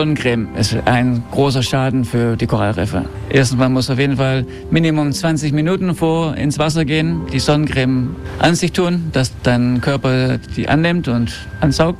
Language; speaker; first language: German; non-native, fluent; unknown